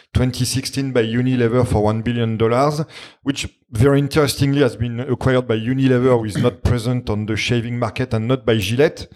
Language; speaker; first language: English; non-native, fluent; French